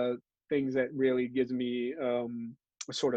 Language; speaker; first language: English; native; English